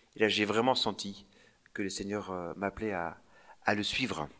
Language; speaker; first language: French; native; French